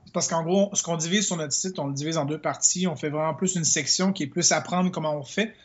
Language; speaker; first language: French; native; French